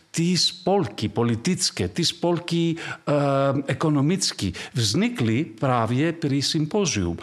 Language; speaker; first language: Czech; non-native, fluent; Greek